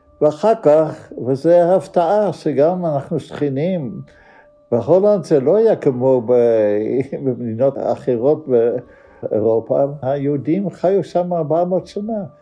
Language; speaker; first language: Hebrew; non-native, fluent; Dutch